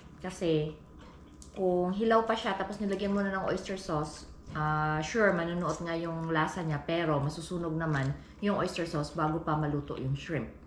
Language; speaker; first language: Filipino; non-native, local second language; Cebuano